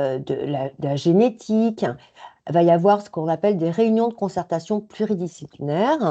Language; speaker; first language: French; native; French